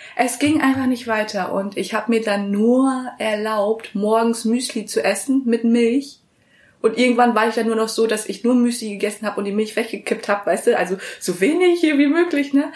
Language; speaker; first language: German; early bilingual, other home language; Vietnamese